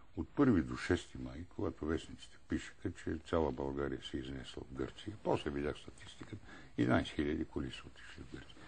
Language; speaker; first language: Bulgarian; native; Bulgarian